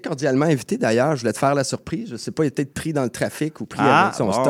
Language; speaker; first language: French; native; French